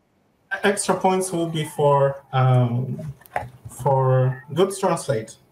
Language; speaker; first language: English; non-native, learner; Polish